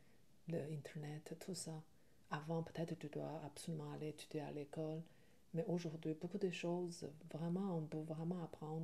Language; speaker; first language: French; non-native, learner; Chinese